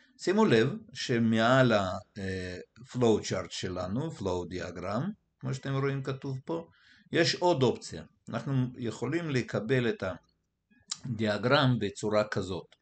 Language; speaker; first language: Hebrew; early bilingual, other home language; Russian